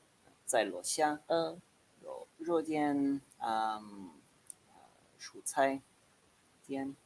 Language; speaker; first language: Chinese; non-native, learner; English